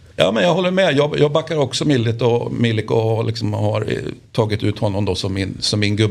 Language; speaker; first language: Swedish; native; Swedish